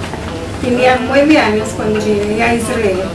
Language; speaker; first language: Spanish; early bilingual, heritage; Ladino